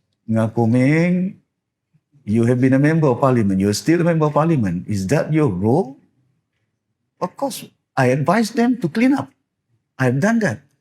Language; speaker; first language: English; non-native, local second language; Malay